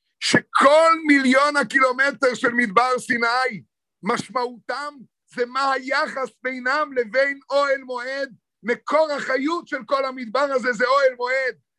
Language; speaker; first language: Hebrew; native; Hebrew